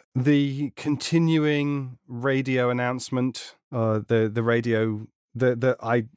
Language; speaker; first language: English; native; English